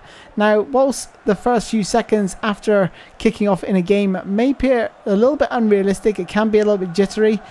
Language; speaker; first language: English; native; English